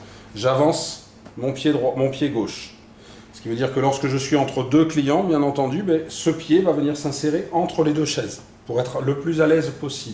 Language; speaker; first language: French; native; French